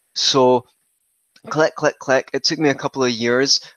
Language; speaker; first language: English; native; English